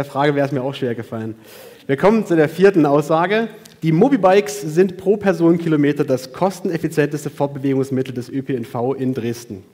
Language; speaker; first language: German; native; German